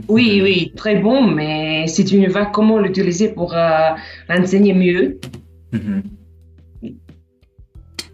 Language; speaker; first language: French; non-native, fluent; Slovak